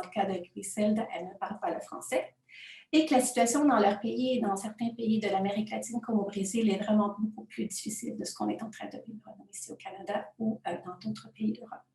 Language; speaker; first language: French; non-native, fluent; Spanish